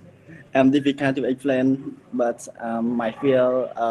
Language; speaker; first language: English; non-native, learner; Khmer